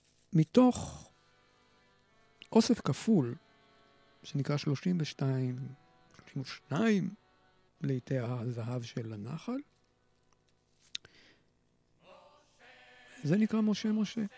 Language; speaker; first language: Hebrew; native; Hebrew